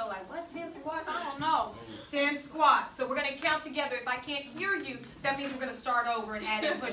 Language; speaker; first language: English; native; English